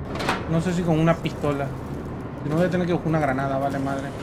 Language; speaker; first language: Spanish; native; Spanish